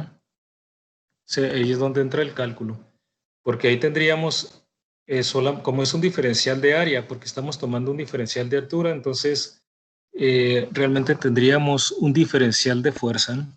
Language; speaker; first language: Spanish; native; Spanish